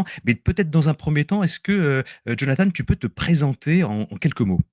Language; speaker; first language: French; native; French